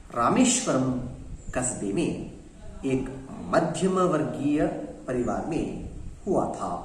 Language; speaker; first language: Hindi; non-native, local second language; Kannada